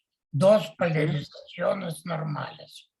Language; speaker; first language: Spanish; non-native, learner; Portuguese